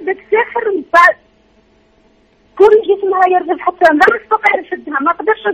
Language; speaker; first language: Arabic; native; Arabic